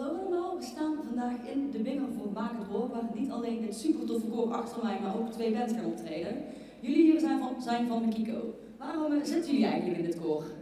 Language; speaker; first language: Dutch; native; Dutch